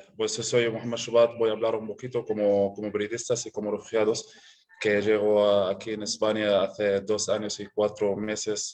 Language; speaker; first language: Spanish; non-native, learner; Arabic